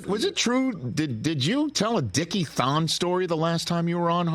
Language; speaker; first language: English; native; English